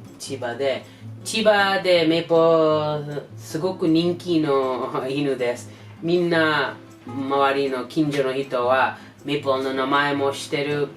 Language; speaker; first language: Japanese; non-native, learner; English